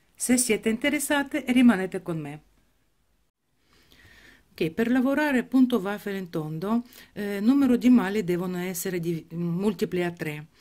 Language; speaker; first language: Italian; non-native, fluent; Ukrainian